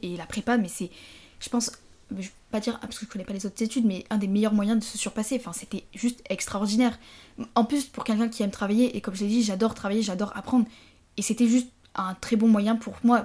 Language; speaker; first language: French; native; French